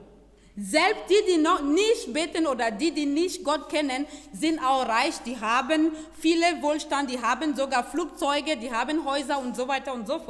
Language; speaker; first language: German; non-native, fluent; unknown